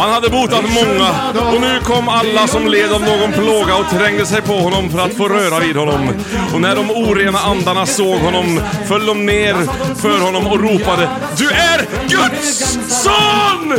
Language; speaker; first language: Swedish; native; Swedish